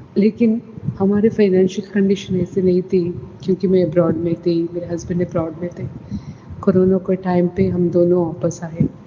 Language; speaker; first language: Hindi; non-native, local second language; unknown